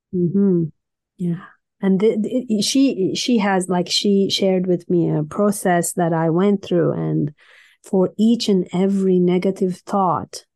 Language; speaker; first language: English; non-native, fluent; Turkish